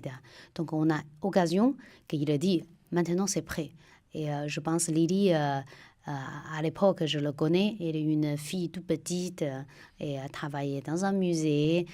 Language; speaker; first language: French; non-native, fluent; Chinese